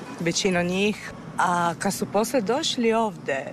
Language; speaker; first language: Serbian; non-native, fluent; Italian